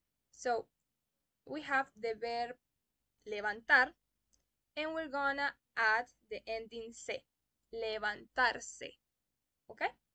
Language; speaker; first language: English; non-native, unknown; Spanish